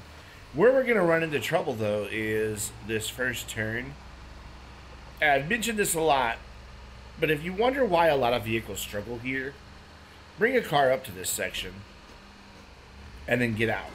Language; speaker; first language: English; native; English